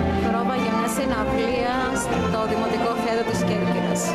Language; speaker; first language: Greek; native; Greek